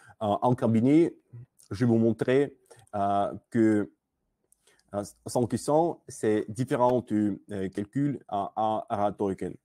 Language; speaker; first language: French; non-native, learner; Russian